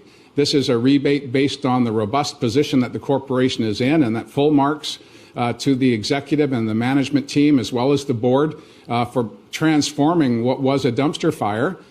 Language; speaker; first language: English; native; English